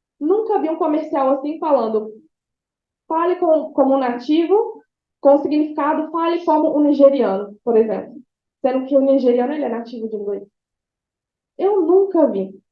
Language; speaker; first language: Portuguese; native; Portuguese